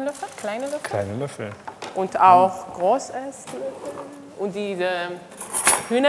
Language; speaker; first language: German; non-native, learner; Hebrew